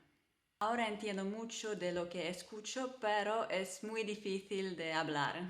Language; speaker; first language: Spanish; non-native, learner; Finnish